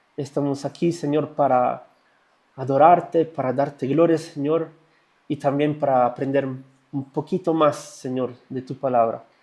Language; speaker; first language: Spanish; non-native, fluent; Italian